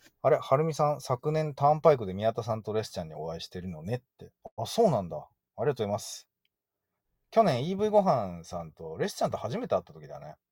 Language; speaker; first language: Japanese; native; Japanese